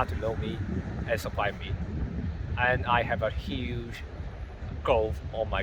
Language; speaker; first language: English; non-native, learner; Cantonese